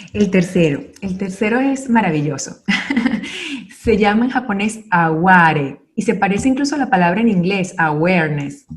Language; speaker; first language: Spanish; native; Spanish